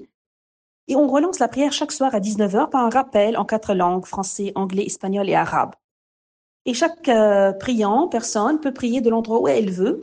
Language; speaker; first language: French; non-native, local second language; Arabic